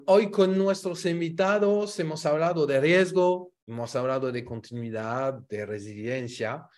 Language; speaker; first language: Spanish; non-native, fluent; French